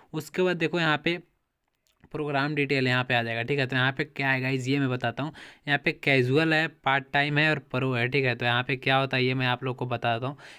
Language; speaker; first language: Hindi; native; Hindi